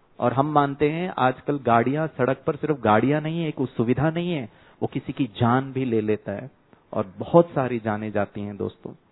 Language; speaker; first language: Hindi; non-native, local second language; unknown